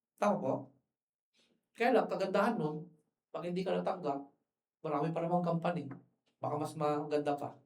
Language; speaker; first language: Filipino; non-native, local second language; Iloko